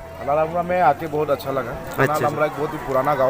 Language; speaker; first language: Hindi; non-native, local second language; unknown